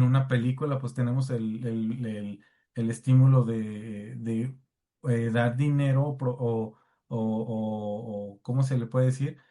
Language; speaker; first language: Spanish; native; Spanish